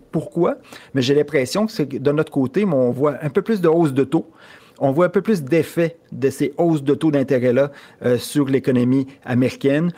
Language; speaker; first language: French; native; French